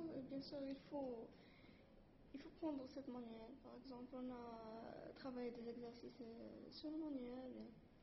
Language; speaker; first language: French; non-native, learner; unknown